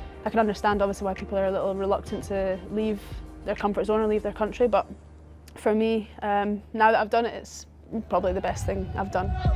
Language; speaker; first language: English; native; English